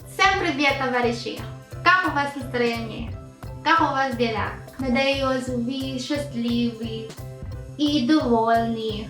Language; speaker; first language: Russian; non-native, learner; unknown